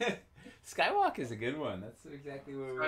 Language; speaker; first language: English; native; English